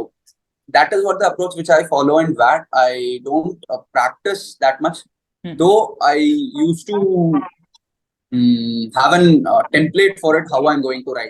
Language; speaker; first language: English; non-native, local second language; Hindi